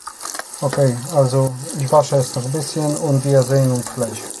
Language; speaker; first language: German; non-native, learner; Polish